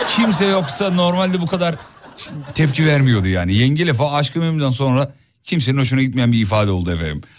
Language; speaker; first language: Turkish; native; Turkish